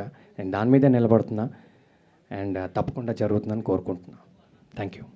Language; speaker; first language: Telugu; native; Telugu